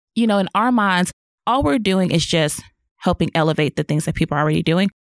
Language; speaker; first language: English; native; English